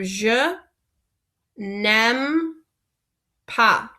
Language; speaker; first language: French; non-native, fluent; English